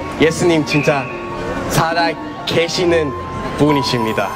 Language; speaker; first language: Korean; non-native, fluent; English